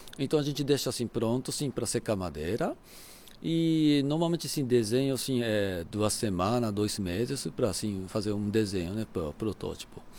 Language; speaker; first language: Portuguese; non-native, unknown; Japanese